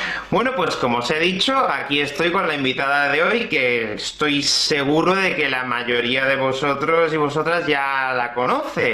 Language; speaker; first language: Spanish; native; Spanish